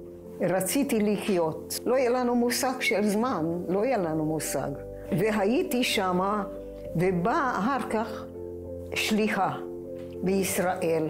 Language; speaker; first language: Hebrew; non-native, fluent; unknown